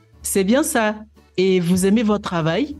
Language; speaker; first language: French; non-native, fluent; Portuguese